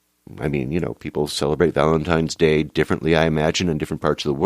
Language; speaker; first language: English; native; English